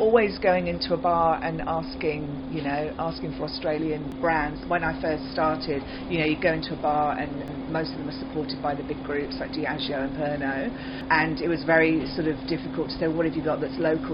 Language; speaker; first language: English; native; English